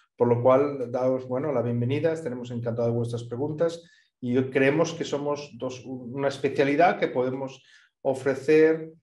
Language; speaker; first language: Spanish; native; Spanish